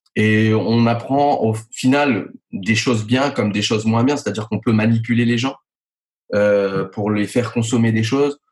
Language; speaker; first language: French; native; French